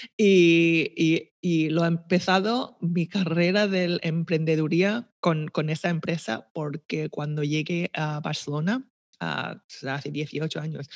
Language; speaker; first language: Spanish; non-native, fluent; Chinese